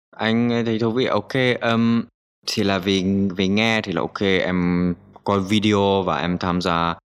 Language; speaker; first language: Vietnamese; native; Vietnamese